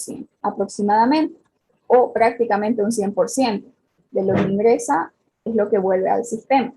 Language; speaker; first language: Spanish; native; Spanish